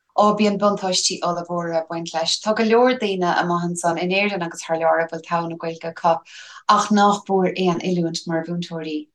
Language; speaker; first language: Irish; native; Irish